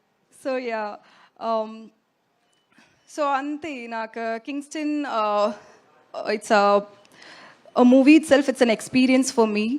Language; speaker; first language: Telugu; non-native, learner; Tamil